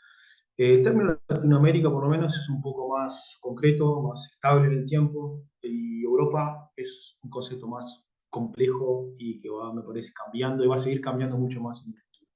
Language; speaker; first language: Spanish; native; Spanish